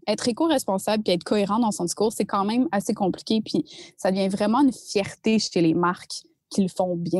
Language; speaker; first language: French; native; French